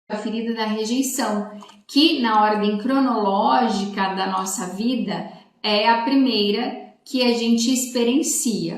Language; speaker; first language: Portuguese; native; Portuguese